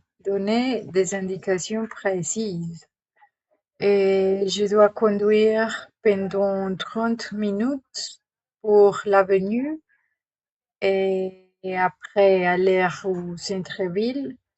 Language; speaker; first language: French; non-native, learner; Spanish